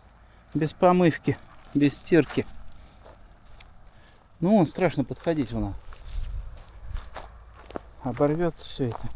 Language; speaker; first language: Russian; native; Russian